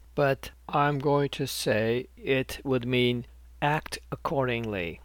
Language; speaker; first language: English; non-native, fluent; Turkish